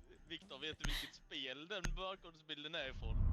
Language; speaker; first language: Swedish; native; Swedish